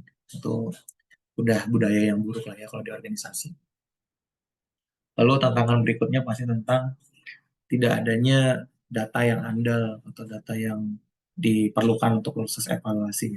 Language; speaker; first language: Indonesian; native; Indonesian